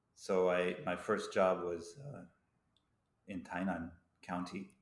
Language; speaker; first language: English; native; English